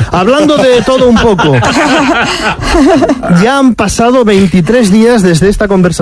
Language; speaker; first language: Spanish; native; Spanish